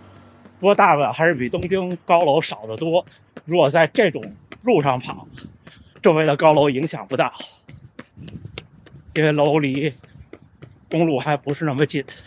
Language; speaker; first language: Chinese; native; Chinese